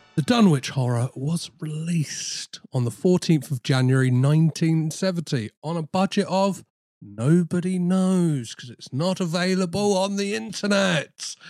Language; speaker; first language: English; early bilingual, other home language; Greek